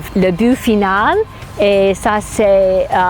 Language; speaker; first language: French; non-native, fluent; English